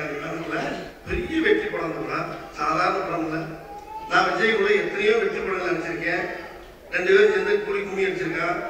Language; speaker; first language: Tamil; native; Tamil